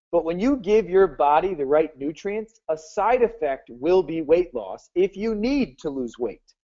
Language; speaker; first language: English; native; English